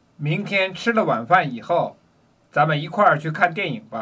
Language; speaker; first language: Chinese; non-native, learner; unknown